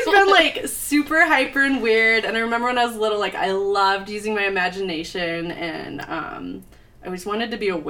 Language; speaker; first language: English; native; English